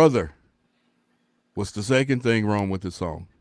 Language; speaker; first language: English; native; English